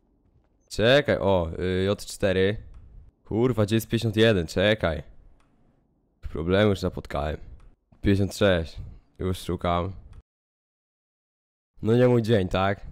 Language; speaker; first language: Polish; native; Polish